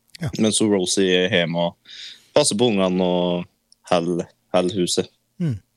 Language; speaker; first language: Norwegian; native; Norwegian